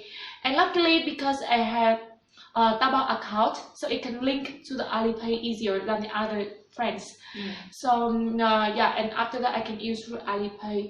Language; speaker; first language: English; non-native, learner; Vietnamese